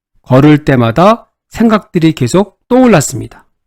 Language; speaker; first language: Korean; native; Korean